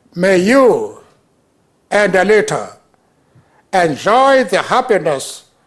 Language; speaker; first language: English; non-native, local second language; Xhosa